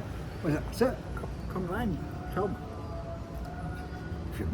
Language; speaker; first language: German; non-native, fluent; Sinhala